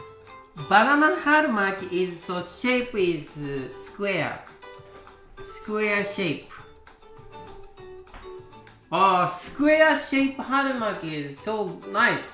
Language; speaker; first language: English; non-native, learner; Japanese